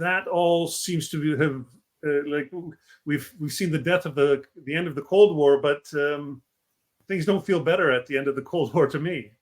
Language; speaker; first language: English; native; English